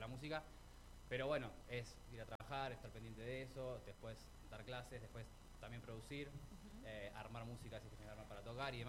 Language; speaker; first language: Spanish; native; Spanish